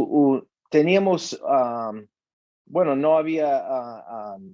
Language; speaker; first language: Spanish; non-native, learner; English